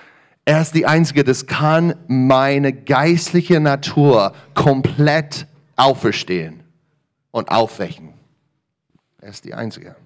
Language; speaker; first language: German; non-native, learner; English